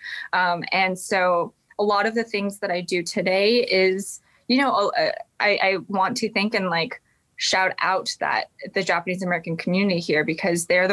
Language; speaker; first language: English; native; English